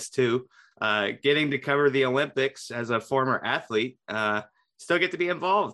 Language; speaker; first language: English; native; English